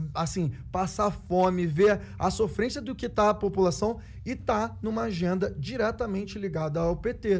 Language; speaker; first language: Portuguese; native; Portuguese